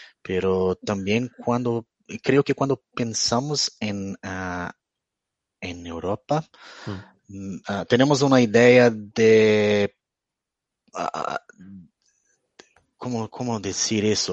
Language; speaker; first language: Spanish; non-native, fluent; Portuguese